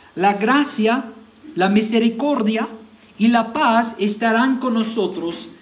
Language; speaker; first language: Spanish; non-native, fluent; English